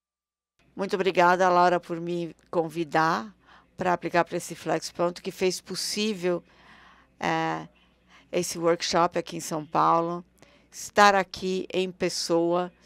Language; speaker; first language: Portuguese; non-native, fluent; German